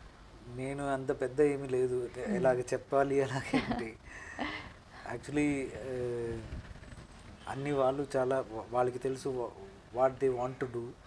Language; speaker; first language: Telugu; non-native, local second language; Malayalam